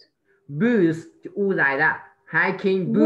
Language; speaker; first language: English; non-native, fluent; Vietnamese